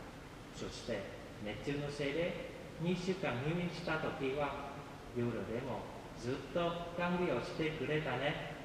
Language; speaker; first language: Japanese; non-native, fluent; Vietnamese